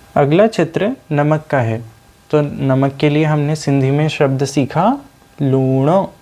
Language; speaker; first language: Hindi; non-native, local second language; Sindhi